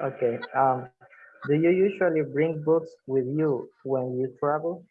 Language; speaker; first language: English; non-native, fluent; Spanish